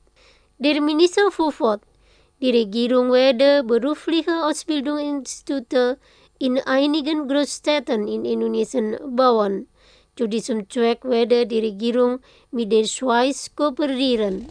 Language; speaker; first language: German; non-native, learner; Indonesian